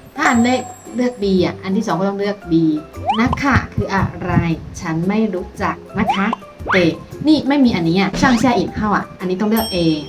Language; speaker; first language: Thai; non-native, fluent; Chinese